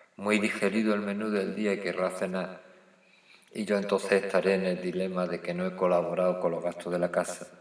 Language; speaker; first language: Spanish; native; Spanish